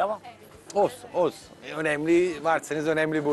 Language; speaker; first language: Turkish; non-native, learner; Italian